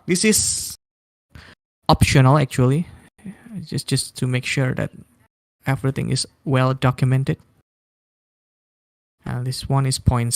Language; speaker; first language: English; non-native, fluent; Indonesian